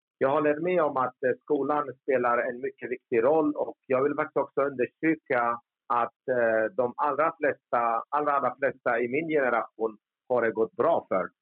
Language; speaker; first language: Swedish; early bilingual, other home language; Turoyo